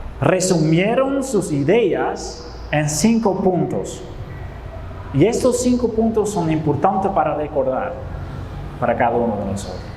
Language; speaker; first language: Spanish; non-native, fluent; Dutch